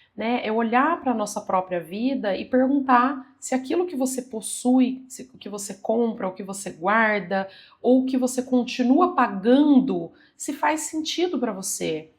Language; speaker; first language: Portuguese; native; Portuguese